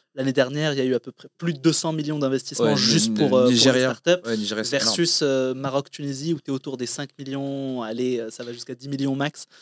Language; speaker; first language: French; non-native, local second language; Arabic